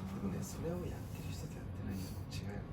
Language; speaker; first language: Japanese; native; Japanese